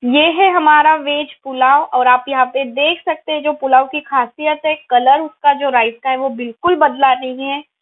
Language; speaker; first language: Hindi; non-native, local second language; Marathi